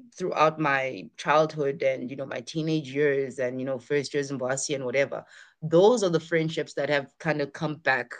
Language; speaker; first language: English; non-native, local second language; Zulu